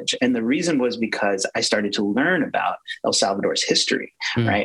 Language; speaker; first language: English; native; English